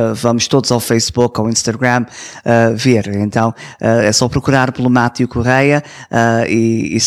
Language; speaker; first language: Portuguese; early bilingual, heritage; English